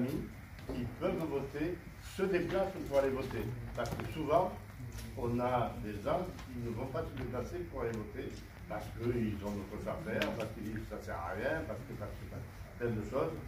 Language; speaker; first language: French; native; French